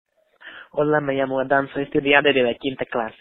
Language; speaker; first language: Spanish; non-native, learner; English